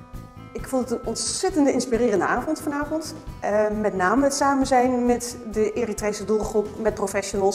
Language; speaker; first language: Dutch; native; Dutch